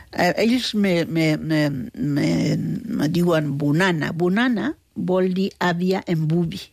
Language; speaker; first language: Catalan; non-native, fluent; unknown